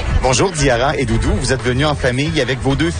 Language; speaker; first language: French; native; French